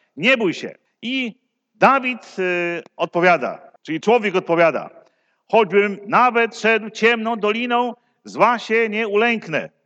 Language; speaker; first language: Polish; native; Polish